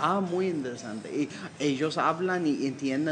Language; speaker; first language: Spanish; non-native, learner; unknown